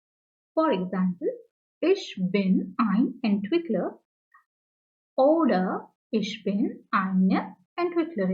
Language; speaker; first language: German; non-native, learner; English